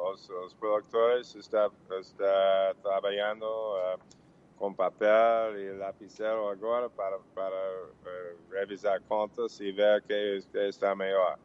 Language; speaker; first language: Portuguese; non-native, learner; English